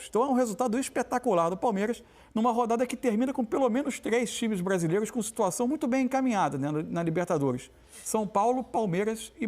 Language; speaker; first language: Portuguese; native; Portuguese